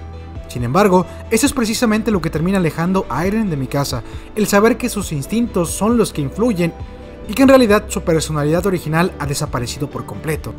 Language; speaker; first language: Spanish; native; Spanish